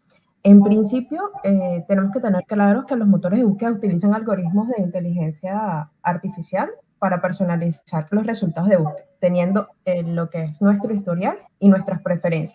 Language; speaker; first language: Spanish; native; Spanish